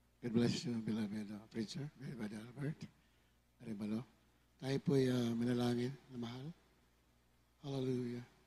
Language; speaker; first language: Filipino; native; Filipino